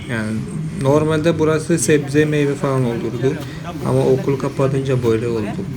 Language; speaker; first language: Turkish; non-native, fluent; Malayalam